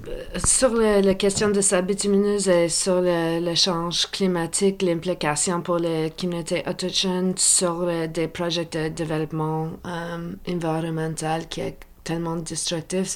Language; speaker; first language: French; non-native, local second language; English